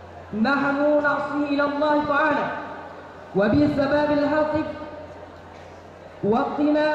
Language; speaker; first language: Arabic; non-native, learner; Achinese